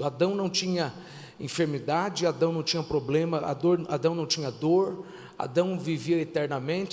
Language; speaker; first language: Portuguese; native; Portuguese